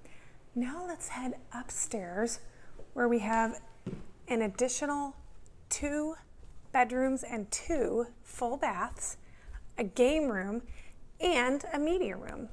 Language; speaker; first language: English; native; English